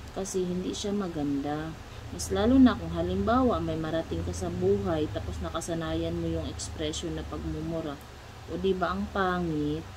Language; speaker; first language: Filipino; non-native, local second language; Cebuano